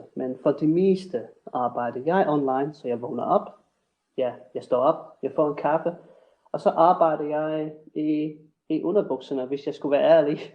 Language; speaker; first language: Danish; non-native, fluent; English